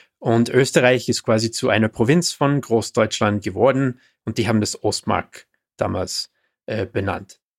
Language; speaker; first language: German; non-native, fluent; English